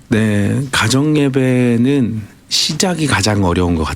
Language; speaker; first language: Korean; native; Korean